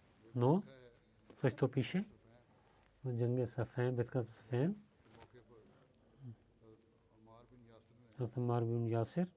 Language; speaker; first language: Bulgarian; non-native, learner; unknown